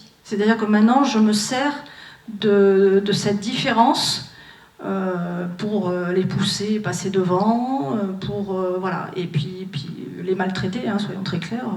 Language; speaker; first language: French; native; French